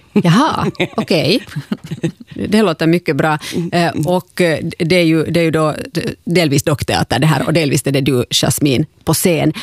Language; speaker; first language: Swedish; native; Swedish